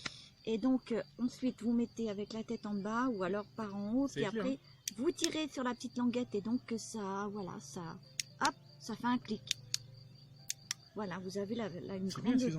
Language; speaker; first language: French; native; French